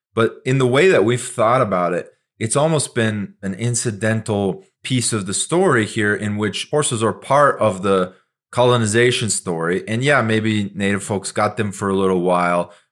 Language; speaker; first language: English; native; English